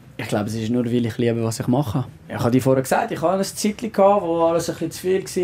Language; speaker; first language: German; non-native, fluent; French